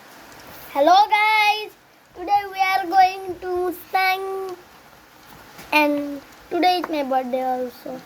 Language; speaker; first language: English; non-native, learner; Nepali